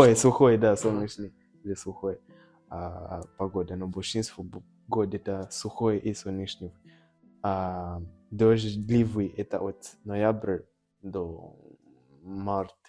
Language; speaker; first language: Russian; non-native, learner; Nyanja